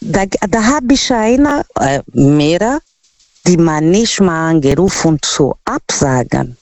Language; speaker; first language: German; non-native, learner; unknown